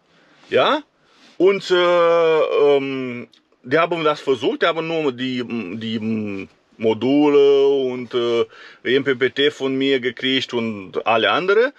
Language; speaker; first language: German; non-native, fluent; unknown